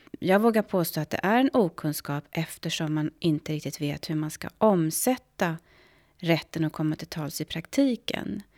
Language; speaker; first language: Swedish; native; Swedish